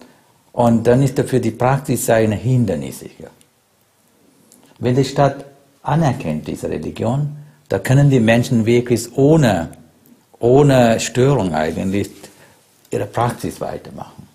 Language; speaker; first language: German; non-native, fluent; Sinhala